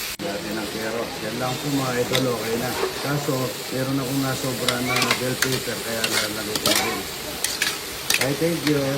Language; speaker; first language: Filipino; non-native, local second language; Pampanga